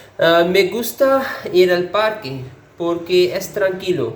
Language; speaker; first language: Spanish; non-native, learner; Urdu